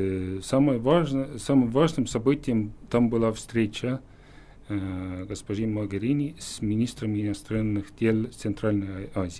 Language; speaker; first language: Russian; non-native, fluent; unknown